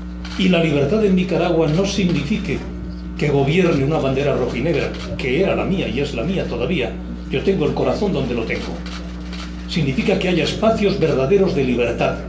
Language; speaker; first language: Spanish; native; Spanish